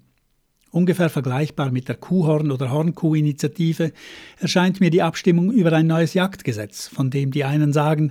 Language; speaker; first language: German; native; German